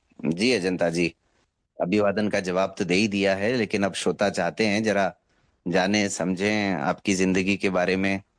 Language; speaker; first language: Hindi; native; Hindi